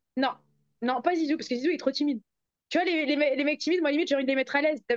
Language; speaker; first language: French; native; French